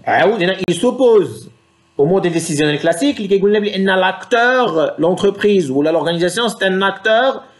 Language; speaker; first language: French; non-native, local second language; Arabic